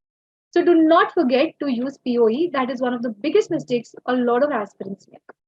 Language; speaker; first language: English; non-native, local second language; Hindi